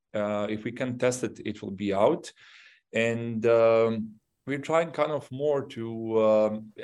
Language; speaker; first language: English; non-native, fluent; Bosnian